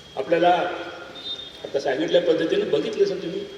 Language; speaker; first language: Marathi; native; Marathi